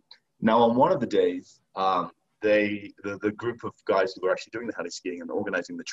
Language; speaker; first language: English; native; English